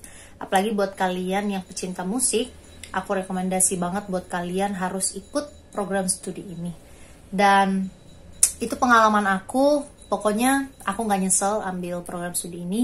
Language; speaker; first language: Indonesian; native; Indonesian